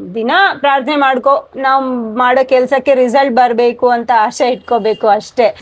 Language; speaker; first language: Kannada; non-native, local second language; Telugu